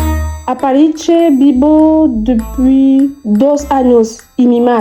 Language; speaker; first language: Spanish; non-native, learner; French